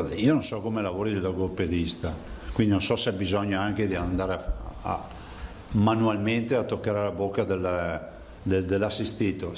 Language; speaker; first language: Italian; native; Italian